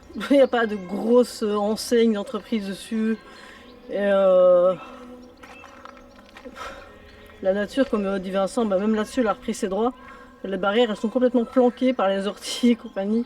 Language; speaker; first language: French; native; French